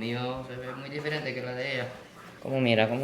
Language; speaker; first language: Spanish; non-native, fluent; Japanese